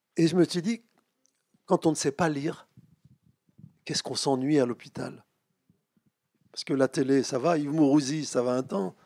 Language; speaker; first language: French; native; French